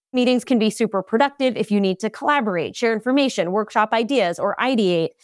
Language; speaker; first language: English; native; English